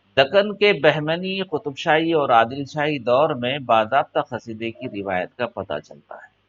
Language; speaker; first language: Urdu; native; Urdu